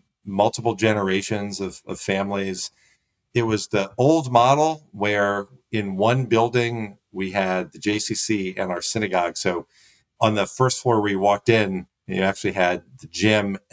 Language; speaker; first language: English; native; English